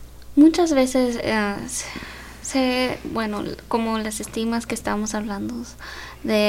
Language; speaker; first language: Spanish; early bilingual, heritage; Spanish